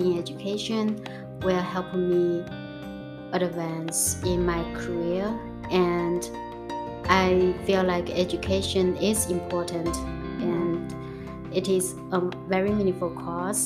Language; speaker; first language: English; non-native, fluent; Chinese